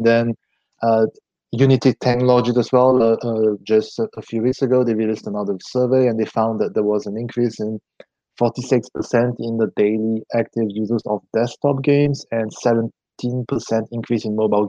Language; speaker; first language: English; non-native, fluent; French